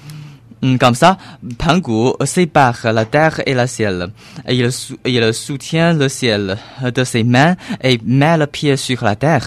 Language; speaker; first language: French; non-native, learner; Chinese